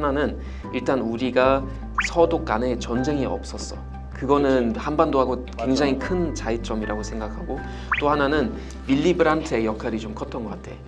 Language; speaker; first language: Korean; non-native, fluent; German